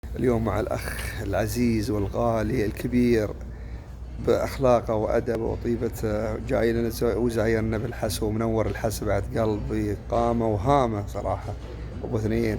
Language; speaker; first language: Arabic; native; Arabic